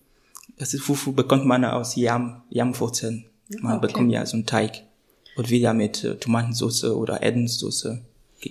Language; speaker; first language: German; non-native, fluent; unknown